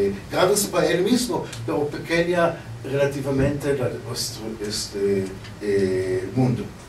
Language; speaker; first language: Spanish; non-native, learner; Hebrew